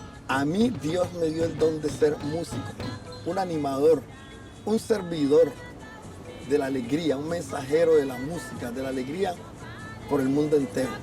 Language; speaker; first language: Spanish; native; Spanish